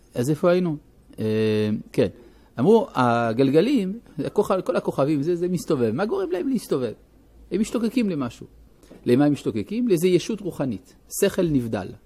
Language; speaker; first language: Hebrew; non-native, fluent; French